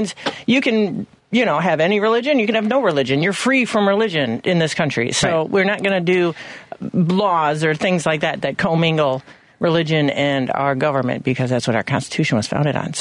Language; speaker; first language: English; native; English